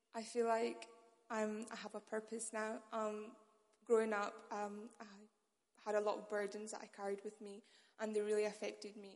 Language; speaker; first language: English; non-native, local second language; Urdu